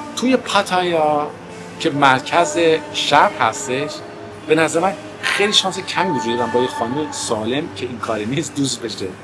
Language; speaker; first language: Persian; early bilingual, heritage; Persian